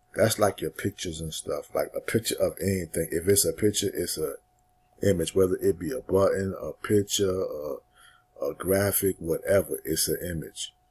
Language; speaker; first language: English; native; English